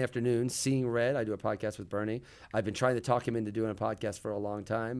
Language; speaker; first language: English; native; English